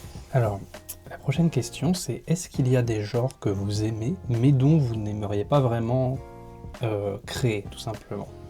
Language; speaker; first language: French; native; French